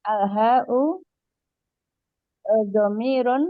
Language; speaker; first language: Arabic; non-native, learner; Indonesian